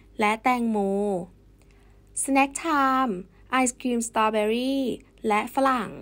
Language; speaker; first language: Thai; native; Thai